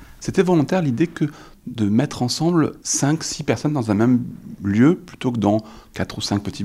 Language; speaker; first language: French; native; French